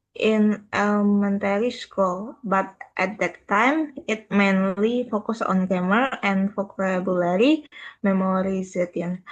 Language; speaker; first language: English; non-native, learner; Indonesian